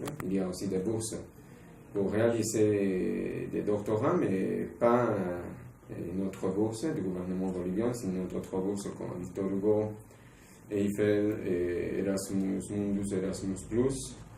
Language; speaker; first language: French; non-native, fluent; Spanish